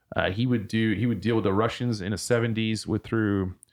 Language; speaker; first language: English; early bilingual, other home language; French